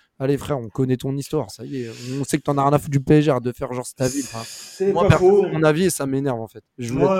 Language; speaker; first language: French; native; French